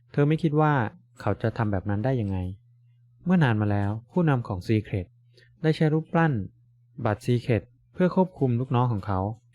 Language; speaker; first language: Thai; native; Thai